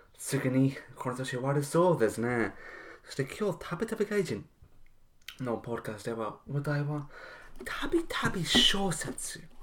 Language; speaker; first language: Japanese; non-native, learner; English